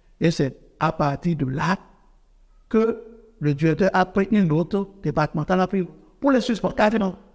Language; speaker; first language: French; non-native, local second language; Fon